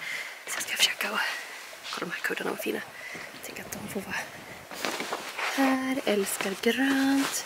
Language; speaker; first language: Swedish; native; Swedish